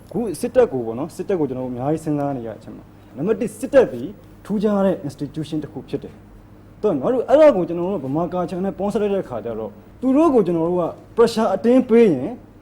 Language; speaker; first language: Burmese; native; Burmese